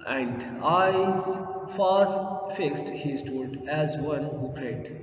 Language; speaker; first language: English; non-native, local second language; Urdu